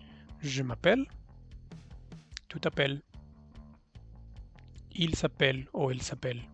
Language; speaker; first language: French; non-native, learner; Spanish